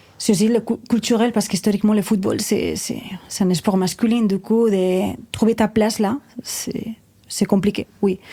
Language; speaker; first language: French; non-native, fluent; Spanish